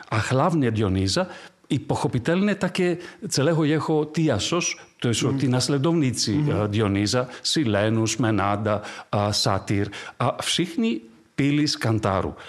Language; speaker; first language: Czech; non-native, fluent; Greek